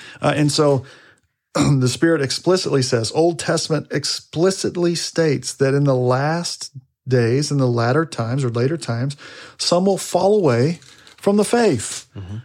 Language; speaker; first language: English; native; English